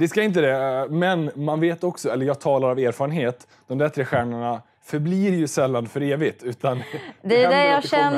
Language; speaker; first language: Swedish; native; Swedish